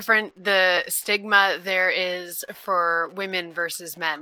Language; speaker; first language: English; native; English